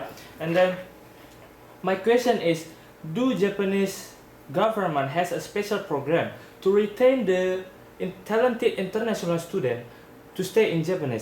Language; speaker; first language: English; non-native, learner; Indonesian